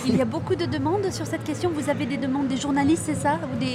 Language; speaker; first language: French; native; French